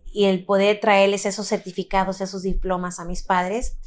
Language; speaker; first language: Spanish; early bilingual, heritage; Spanish